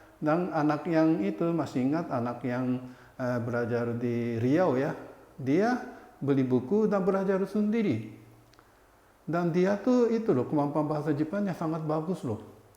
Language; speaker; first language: Indonesian; non-native, fluent; Japanese